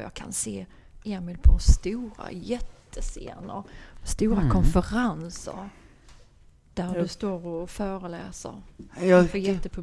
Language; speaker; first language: Swedish; native; Swedish